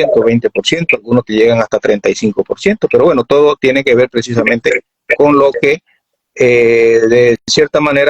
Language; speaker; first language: Spanish; native; Spanish